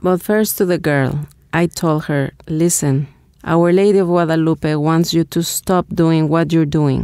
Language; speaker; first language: English; non-native, fluent; Spanish